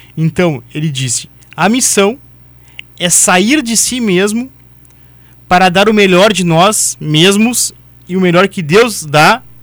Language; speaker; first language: Portuguese; native; Portuguese